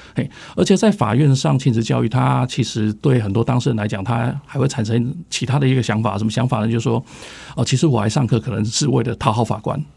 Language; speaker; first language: Chinese; native; Chinese